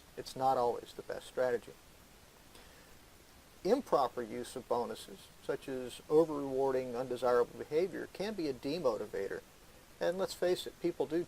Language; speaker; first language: English; native; English